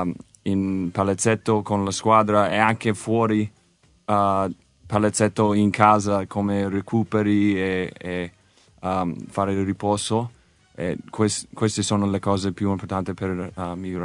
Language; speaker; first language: Italian; non-native, learner; English